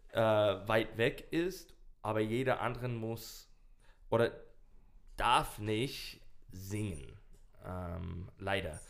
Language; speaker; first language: German; non-native, learner; English